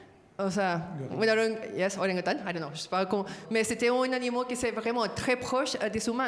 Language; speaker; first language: French; non-native, fluent; Spanish